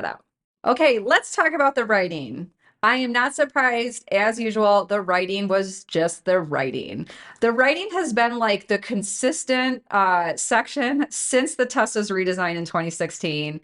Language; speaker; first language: English; native; English